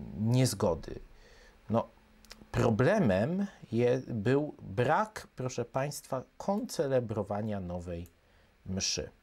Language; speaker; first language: Polish; native; Polish